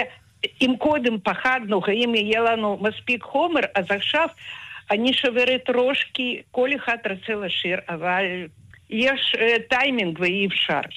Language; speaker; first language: Hebrew; non-native, fluent; Russian